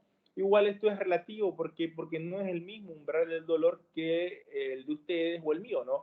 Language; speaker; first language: Spanish; native; Spanish